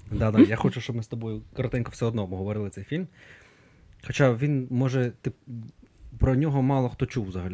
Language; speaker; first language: Ukrainian; native; Ukrainian